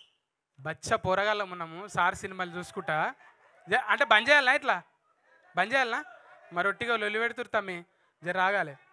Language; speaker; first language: Telugu; native; Telugu